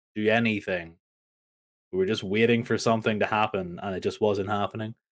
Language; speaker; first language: English; native; English